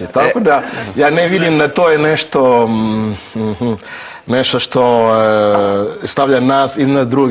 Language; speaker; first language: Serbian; non-native, learner; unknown